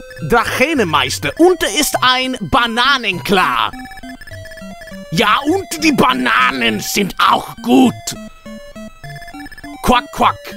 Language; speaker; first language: German; non-native, learner; Swedish